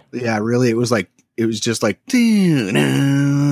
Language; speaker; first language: English; native; English